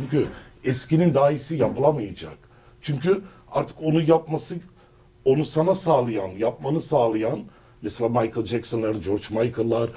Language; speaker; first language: Turkish; early bilingual, heritage; Turkish